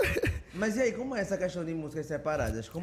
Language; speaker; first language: Portuguese; native; Portuguese